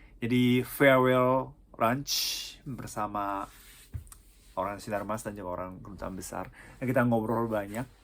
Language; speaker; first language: Indonesian; non-native, fluent; Japanese